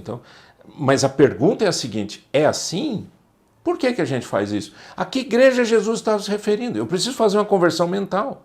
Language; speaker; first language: Portuguese; native; Portuguese